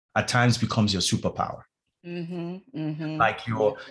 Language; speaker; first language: English; non-native, local second language; Yoruba